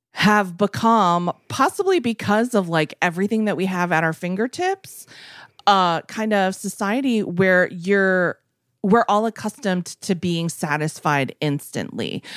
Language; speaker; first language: English; native; English